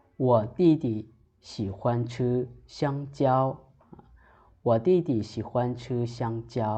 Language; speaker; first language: Chinese; non-native, fluent; Lao